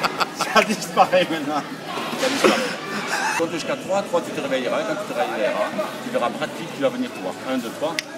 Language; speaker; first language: French; native; French